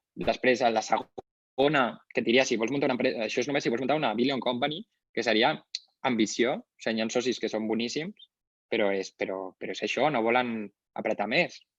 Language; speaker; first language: Catalan; non-native, local second language; Spanish